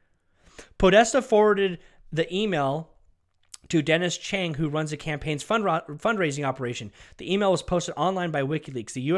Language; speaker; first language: English; native; English